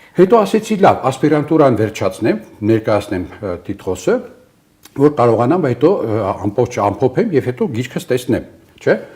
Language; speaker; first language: Armenian; early bilingual, other home language; Italian